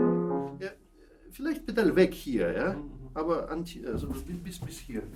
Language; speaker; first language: German; non-native, fluent; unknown